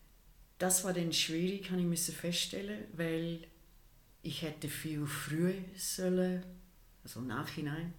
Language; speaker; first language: German; non-native, fluent; English